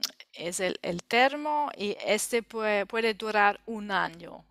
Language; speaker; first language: Spanish; non-native, learner; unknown